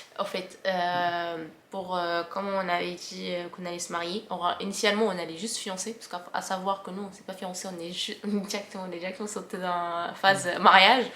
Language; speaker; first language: French; early bilingual, other home language; Arabic